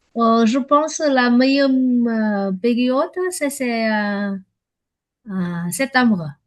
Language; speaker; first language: French; non-native, learner; Vietnamese